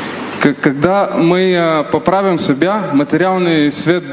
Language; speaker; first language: Russian; non-native, learner; Bulgarian